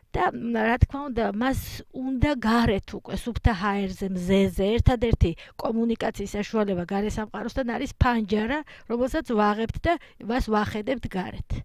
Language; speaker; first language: Georgian; native; Georgian